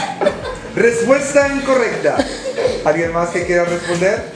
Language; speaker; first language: Spanish; native; Spanish